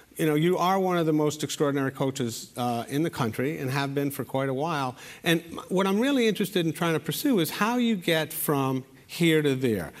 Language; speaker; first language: English; native; English